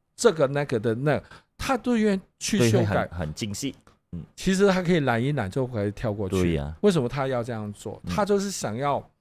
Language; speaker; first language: Chinese; non-native, local second language; Cantonese